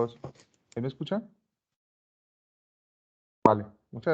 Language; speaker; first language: Spanish; native; Spanish